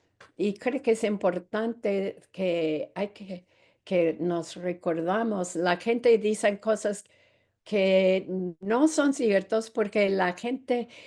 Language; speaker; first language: Spanish; non-native, fluent; English